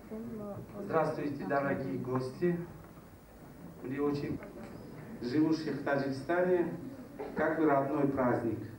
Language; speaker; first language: Russian; non-native, local second language; Tajik